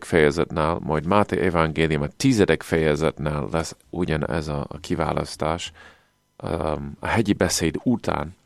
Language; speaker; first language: Hungarian; non-native, fluent; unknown